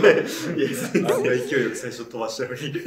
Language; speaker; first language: Japanese; native; Japanese